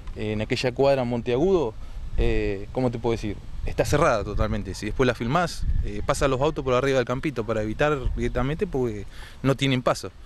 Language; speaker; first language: Spanish; native; Spanish